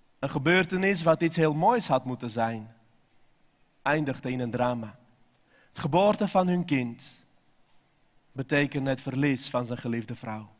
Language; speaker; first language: Dutch; non-native, fluent; Armenian